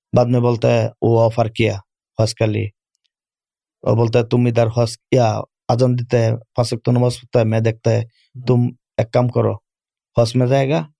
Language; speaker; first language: Urdu; non-native, learner; Bangla